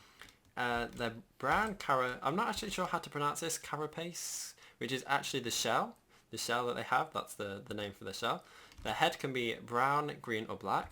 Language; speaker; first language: English; native; English